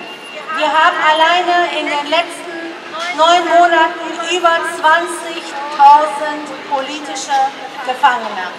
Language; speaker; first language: German; non-native, fluent; Persian